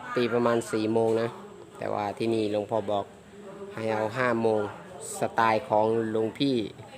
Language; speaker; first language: Thai; non-native, local second language; Lao